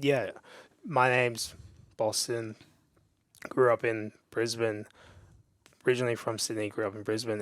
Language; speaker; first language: English; native; English